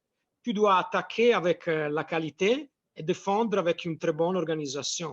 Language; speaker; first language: French; non-native, fluent; Italian